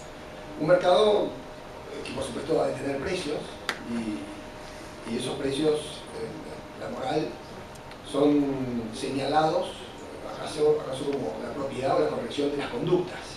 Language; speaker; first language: Spanish; native; Spanish